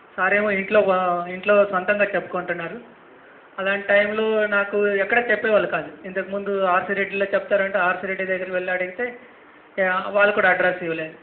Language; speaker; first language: Telugu; non-native, local second language; Kannada